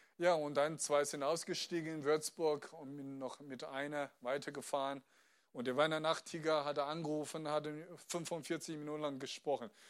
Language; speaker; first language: German; non-native, fluent; Chinese